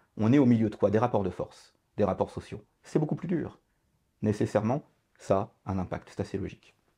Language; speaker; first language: French; native; French